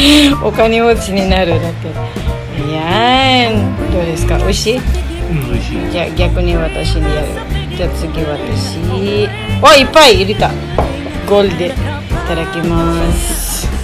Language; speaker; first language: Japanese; non-native, fluent; Filipino